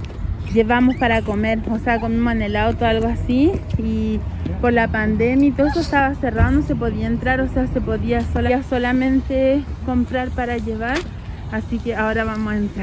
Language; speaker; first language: Spanish; native; Spanish